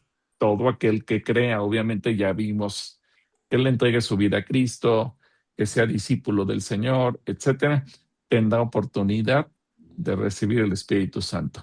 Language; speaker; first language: Spanish; native; Spanish